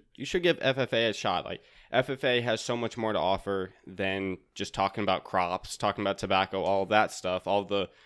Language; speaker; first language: English; native; English